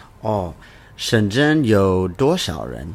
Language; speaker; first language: Chinese; non-native, learner; English